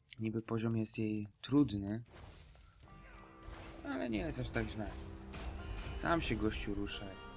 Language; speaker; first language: Polish; native; Polish